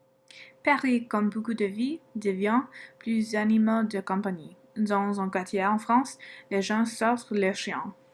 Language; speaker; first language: French; non-native, learner; English